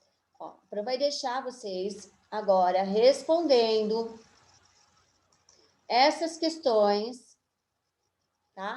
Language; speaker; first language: Portuguese; native; Portuguese